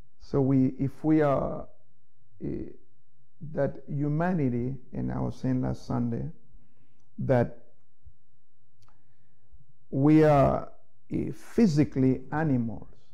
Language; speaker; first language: English; non-native, fluent; Haitian Creole